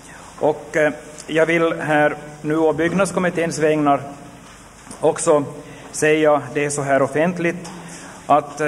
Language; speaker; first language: Swedish; native; Swedish